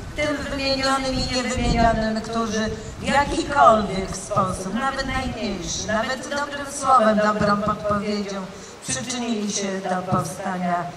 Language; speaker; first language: Polish; native; Polish